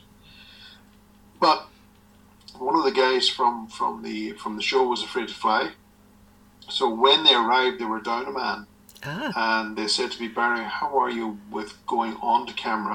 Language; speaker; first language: English; native; English